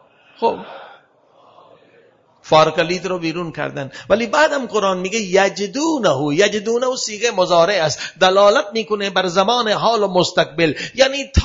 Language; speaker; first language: Persian; non-native, fluent; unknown